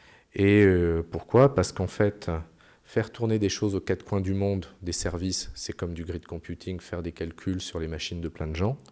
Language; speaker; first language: French; native; French